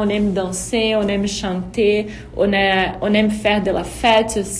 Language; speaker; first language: French; non-native, fluent; Portuguese